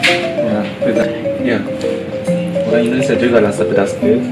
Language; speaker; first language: Indonesian; non-native, fluent; Japanese